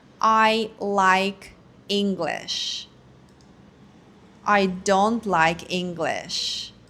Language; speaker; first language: English; non-native, fluent; Ukrainian